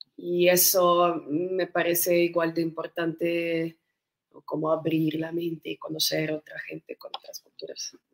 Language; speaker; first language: Spanish; non-native, fluent; Russian